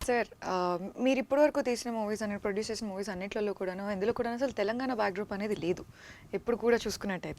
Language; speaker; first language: Telugu; native; Telugu